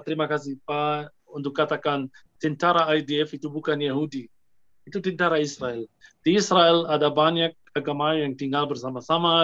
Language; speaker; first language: Indonesian; non-native, fluent; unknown